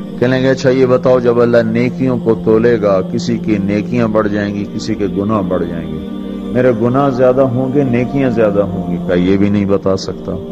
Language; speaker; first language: Urdu; non-native, local second language; Punjabi